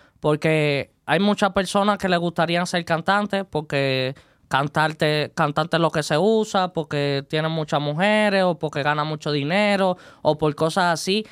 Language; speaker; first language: Spanish; native; Spanish